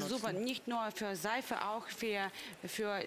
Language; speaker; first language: German; non-native, learner; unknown